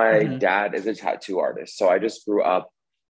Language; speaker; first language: English; native; English